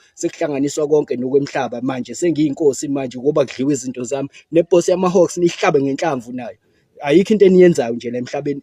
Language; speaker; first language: Zulu; native; Zulu